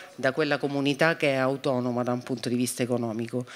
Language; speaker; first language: Italian; native; Italian